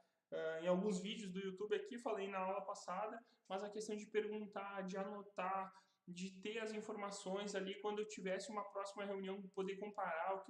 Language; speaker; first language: Portuguese; native; Portuguese